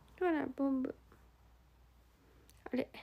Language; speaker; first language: Japanese; native; Japanese